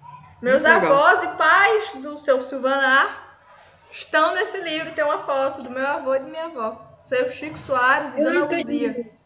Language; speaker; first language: Portuguese; native; Portuguese